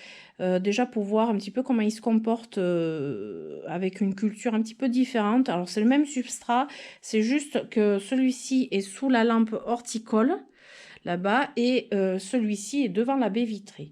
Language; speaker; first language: French; native; French